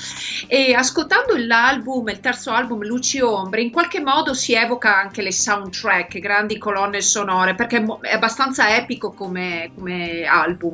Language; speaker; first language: Italian; native; Italian